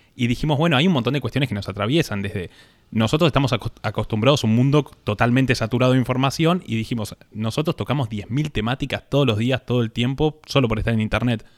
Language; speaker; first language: Spanish; native; Spanish